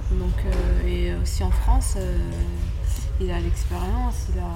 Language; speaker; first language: French; native; French